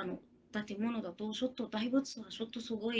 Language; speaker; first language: Japanese; non-native, learner; Arabic